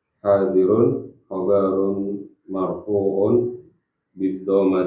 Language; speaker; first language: Arabic; non-native, learner; Indonesian